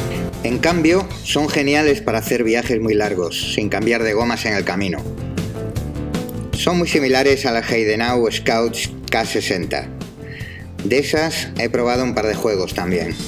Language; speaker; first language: Spanish; native; Spanish